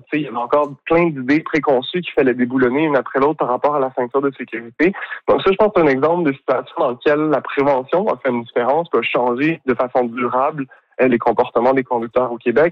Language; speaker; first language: French; native; French